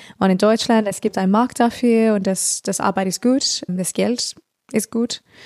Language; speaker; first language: German; non-native, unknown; English